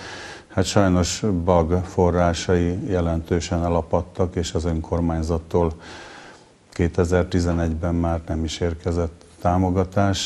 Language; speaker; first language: Hungarian; native; Hungarian